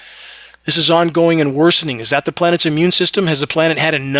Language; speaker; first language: English; native; English